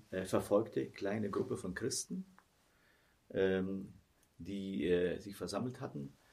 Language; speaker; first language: German; early bilingual, heritage; German